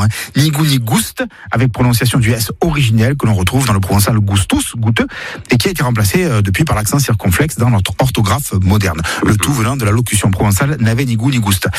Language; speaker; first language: French; native; French